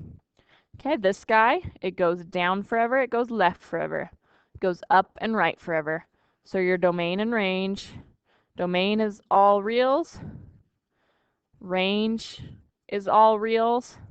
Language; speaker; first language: English; native; English